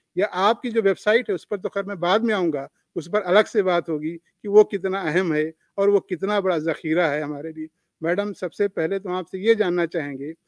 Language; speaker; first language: Urdu; native; Urdu